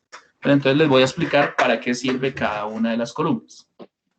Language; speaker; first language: Spanish; non-native, fluent; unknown